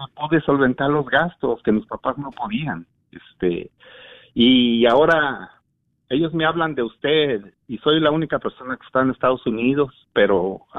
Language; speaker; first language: Spanish; native; Spanish